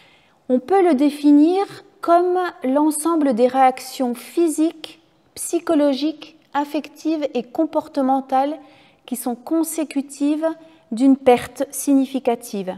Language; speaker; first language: French; native; French